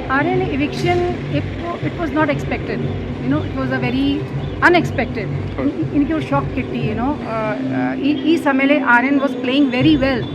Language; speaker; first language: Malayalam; non-native, learner; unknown